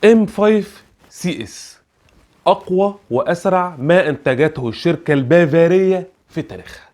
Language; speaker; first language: Arabic; native; Arabic